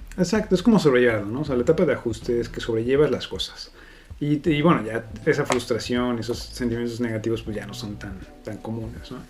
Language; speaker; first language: Spanish; native; Spanish